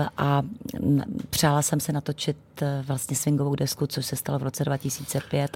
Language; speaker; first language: Czech; native; Czech